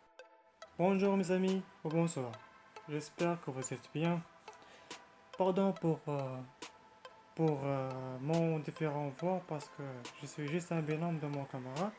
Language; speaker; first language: French; non-native, learner; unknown